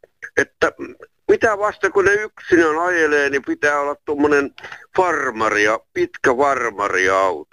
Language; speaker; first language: Finnish; native; Finnish